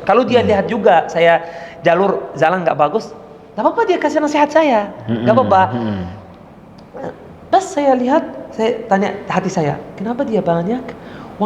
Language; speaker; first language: Indonesian; non-native, learner; Arabic